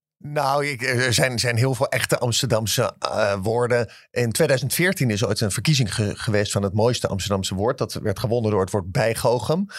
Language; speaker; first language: Dutch; native; Dutch